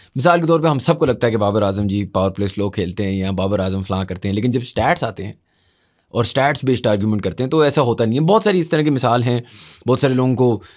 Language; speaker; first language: Urdu; native; Urdu